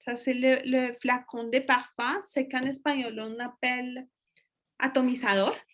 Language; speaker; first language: French; non-native, fluent; Spanish